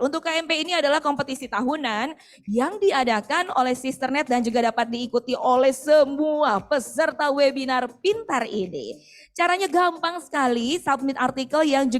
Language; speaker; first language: Indonesian; native; Indonesian